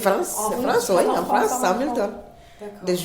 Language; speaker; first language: French; non-native, learner; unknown